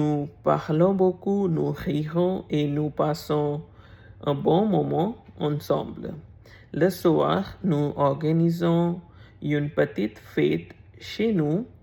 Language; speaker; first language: French; non-native, learner; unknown